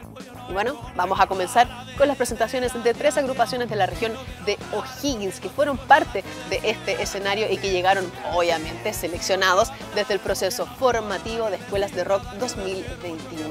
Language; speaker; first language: Spanish; native; Spanish